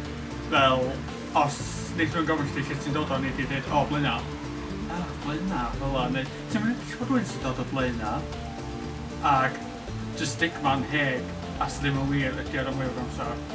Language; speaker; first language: Welsh; native; Welsh